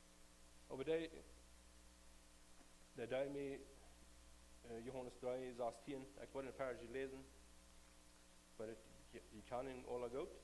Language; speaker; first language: German; non-native, learner; Plautdietsch